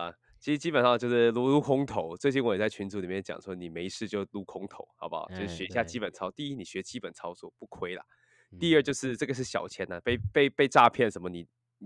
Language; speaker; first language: Chinese; native; Chinese